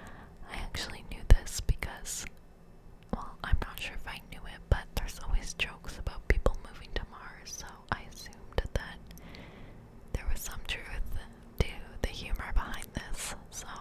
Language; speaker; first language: English; native; English